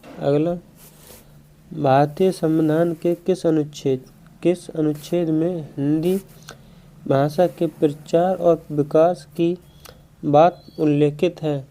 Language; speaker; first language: Hindi; native; Hindi